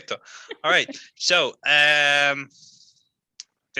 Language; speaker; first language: English; non-native, fluent; Spanish